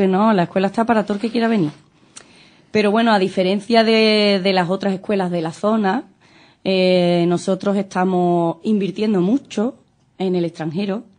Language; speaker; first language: Spanish; native; Spanish